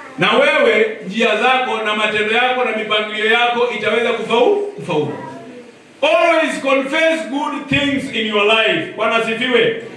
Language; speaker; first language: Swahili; non-native, local second language; Luyia